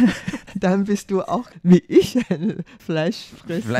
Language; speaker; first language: German; non-native, fluent; Chinese